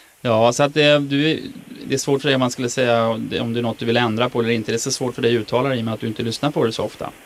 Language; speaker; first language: Swedish; native; Swedish